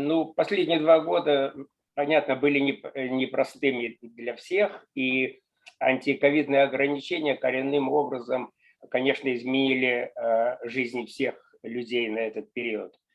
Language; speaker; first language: Russian; native; Russian